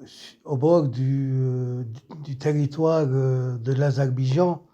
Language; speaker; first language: French; non-native, local second language; Arabic